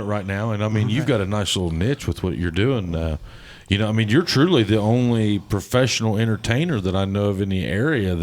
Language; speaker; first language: English; native; English